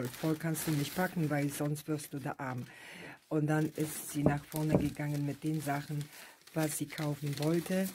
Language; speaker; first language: German; non-native, fluent; Russian